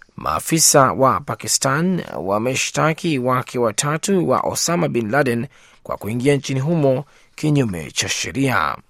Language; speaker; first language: Swahili; native; Swahili